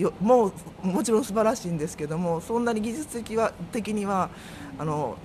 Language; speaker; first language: Japanese; native; Japanese